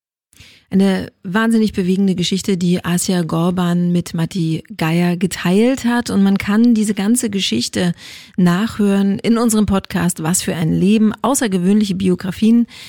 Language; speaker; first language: German; native; German